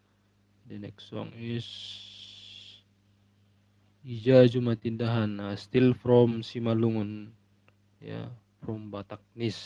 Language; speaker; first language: English; non-native, learner; Indonesian